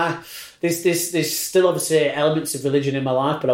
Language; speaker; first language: English; native; English